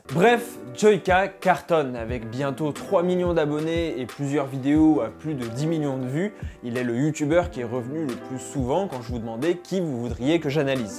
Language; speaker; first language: French; native; French